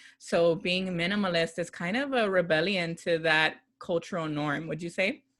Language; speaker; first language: English; native; English